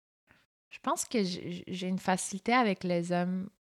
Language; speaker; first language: French; native; French